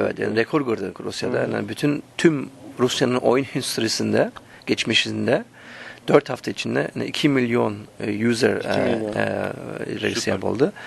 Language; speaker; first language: Turkish; early bilingual, heritage; Turkish